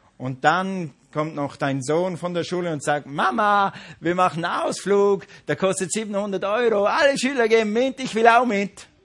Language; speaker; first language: German; non-native, fluent; English